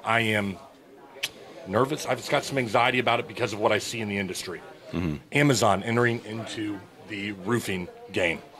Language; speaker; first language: English; native; English